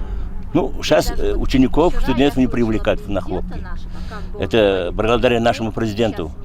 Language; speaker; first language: Russian; non-native, local second language; Uzbek